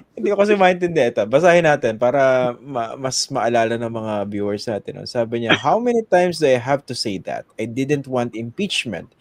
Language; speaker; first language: Filipino; native; Filipino